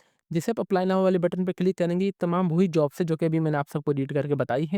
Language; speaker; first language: Hindi; non-native, local second language; Punjabi